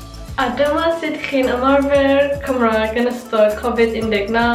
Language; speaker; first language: Welsh; non-native, learner; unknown